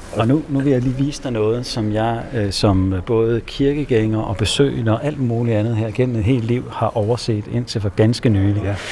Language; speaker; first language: Danish; native; Danish